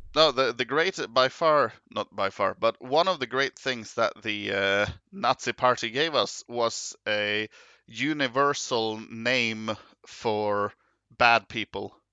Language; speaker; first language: English; non-native, fluent; Norwegian